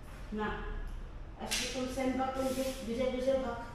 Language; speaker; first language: Turkish; non-native, learner; Filipino